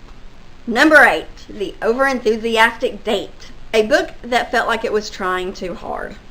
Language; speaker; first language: English; native; English